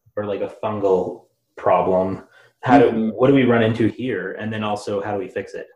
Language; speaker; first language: English; native; English